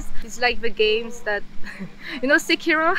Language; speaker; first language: English; non-native, fluent; French